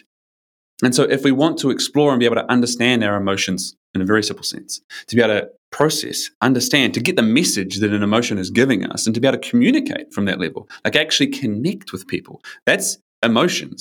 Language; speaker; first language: English; native; English